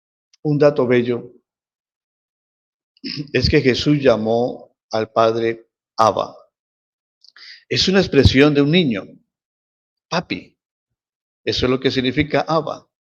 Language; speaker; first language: Spanish; native; Spanish